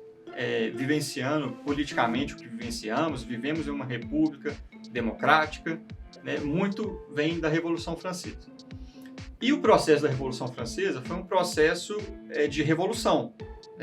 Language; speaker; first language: Portuguese; native; Portuguese